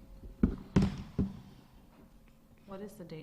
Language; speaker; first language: English; native; English